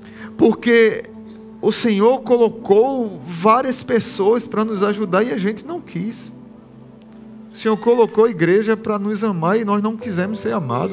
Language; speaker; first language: Portuguese; native; Portuguese